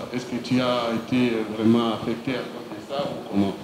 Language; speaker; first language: French; non-native, fluent; Swahili